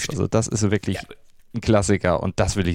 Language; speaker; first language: German; native; German